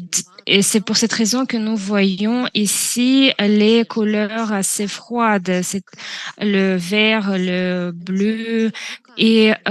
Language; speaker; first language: French; non-native, fluent; Russian